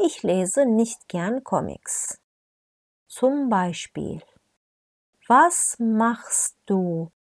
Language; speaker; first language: German; non-native, fluent; Turkish